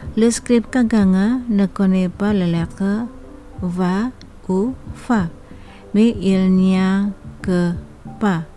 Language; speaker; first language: French; non-native, fluent; Indonesian